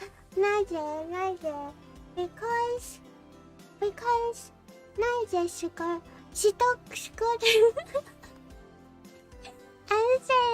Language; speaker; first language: Japanese; non-native, learner; English